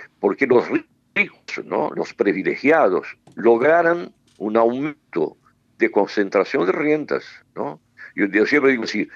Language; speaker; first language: Spanish; non-native, fluent; Portuguese